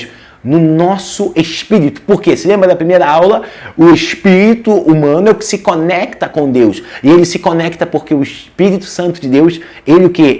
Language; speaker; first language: Portuguese; native; Portuguese